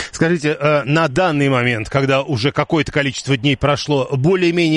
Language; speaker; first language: Russian; native; Russian